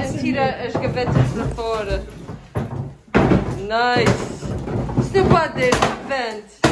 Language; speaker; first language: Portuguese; early bilingual, heritage; Portuguese